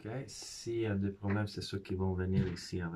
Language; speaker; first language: French; non-native, fluent; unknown